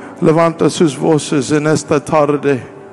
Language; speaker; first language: Spanish; non-native, learner; English